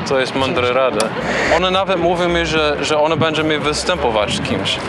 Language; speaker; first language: Polish; non-native, learner; English